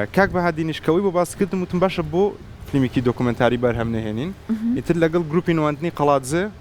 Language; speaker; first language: Central Kurdish; early bilingual, heritage; Central Kurdish